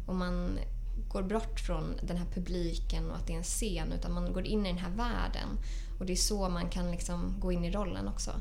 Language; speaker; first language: Swedish; native; Swedish